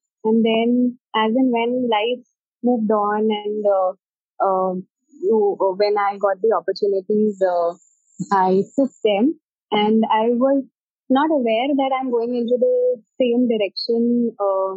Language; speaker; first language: English; non-native, local second language; Hindi